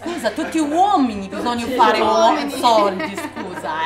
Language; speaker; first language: Italian; non-native, learner; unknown